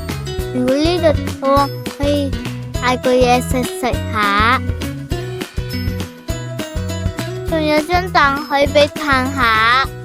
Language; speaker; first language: Chinese; native; Chinese